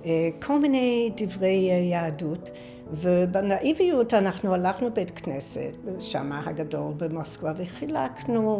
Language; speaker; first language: Hebrew; non-native, fluent; English